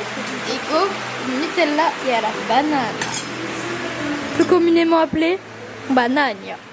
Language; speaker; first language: French; native; French